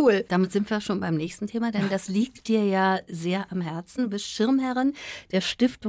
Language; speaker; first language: German; native; German